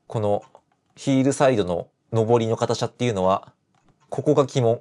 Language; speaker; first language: Japanese; native; Japanese